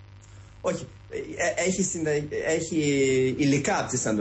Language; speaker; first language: Greek; early bilingual, heritage; Greek